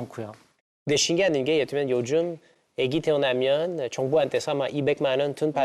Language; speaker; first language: Korean; non-native, learner; English